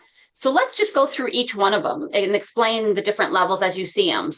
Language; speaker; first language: English; native; English